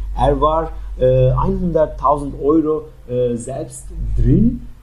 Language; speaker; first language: German; non-native, fluent; Turkish